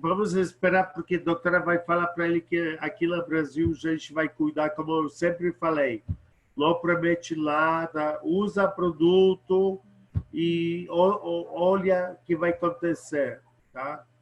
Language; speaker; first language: Portuguese; non-native, learner; Polish